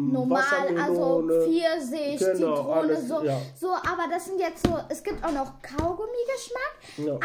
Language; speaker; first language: German; native; German